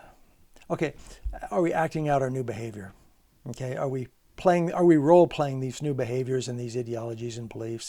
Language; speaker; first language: English; native; English